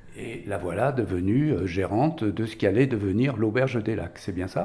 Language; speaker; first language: French; native; French